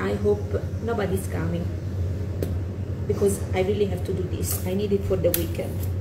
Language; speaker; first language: English; non-native, fluent; Italian